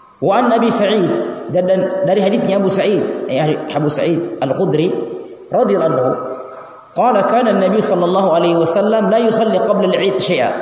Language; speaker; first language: Indonesian; native; Indonesian